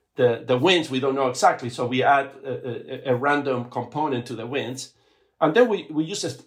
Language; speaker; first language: English; non-native, fluent; Spanish